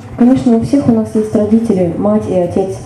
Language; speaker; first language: Russian; native; Russian